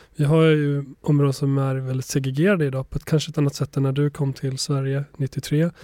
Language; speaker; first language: Swedish; early bilingual, other home language; Albanian